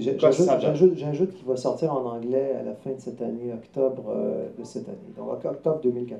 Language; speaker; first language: French; native; French